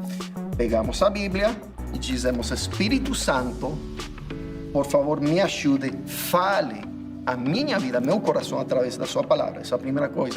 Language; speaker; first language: Portuguese; non-native, fluent; English